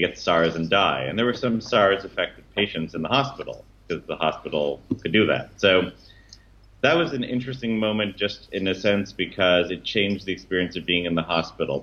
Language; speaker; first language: English; native; English